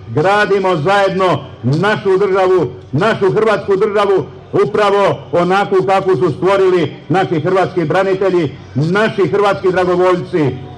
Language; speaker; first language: Croatian; native; Croatian